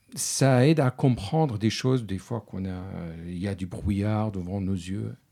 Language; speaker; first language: French; non-native, fluent; Arabic